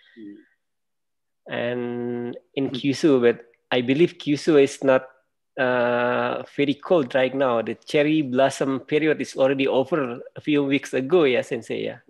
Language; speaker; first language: English; non-native, fluent; Indonesian